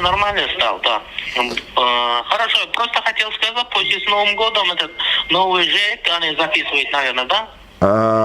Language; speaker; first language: Russian; non-native, learner; Turkmen